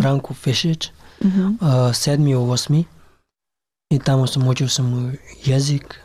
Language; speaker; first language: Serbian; non-native, learner; Pashto